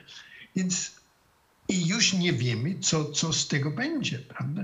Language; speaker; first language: Polish; non-native, fluent; German